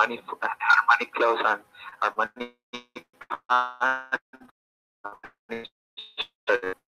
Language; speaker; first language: English; non-native, learner; Spanish